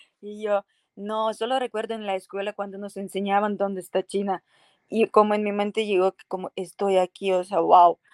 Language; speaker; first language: Spanish; non-native, fluent; Ukrainian